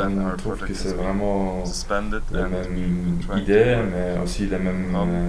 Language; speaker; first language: French; non-native, learner; Polish